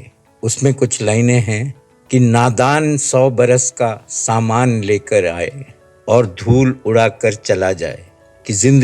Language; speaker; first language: Hindi; native; Hindi